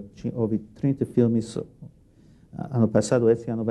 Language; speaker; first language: Portuguese; non-native, fluent; English